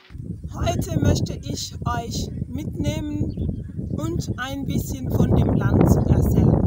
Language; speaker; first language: German; non-native, fluent; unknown